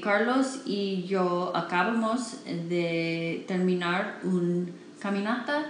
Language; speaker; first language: Spanish; non-native, learner; English